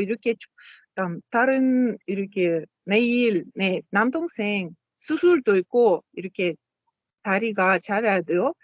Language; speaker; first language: Korean; non-native, learner; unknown